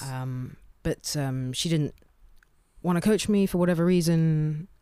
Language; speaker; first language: English; native; English